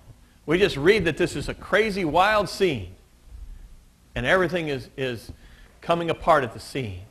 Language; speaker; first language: English; native; English